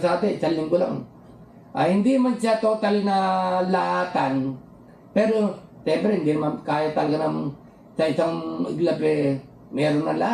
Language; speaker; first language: Filipino; native; Filipino